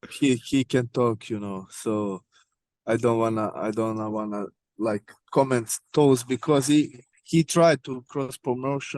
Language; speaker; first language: English; non-native, learner; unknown